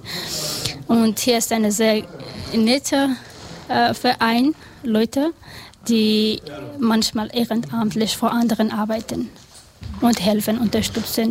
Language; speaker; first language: German; non-native, learner; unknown